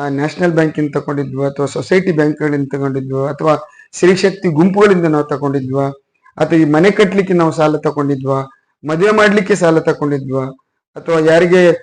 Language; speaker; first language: Kannada; non-native, local second language; Urdu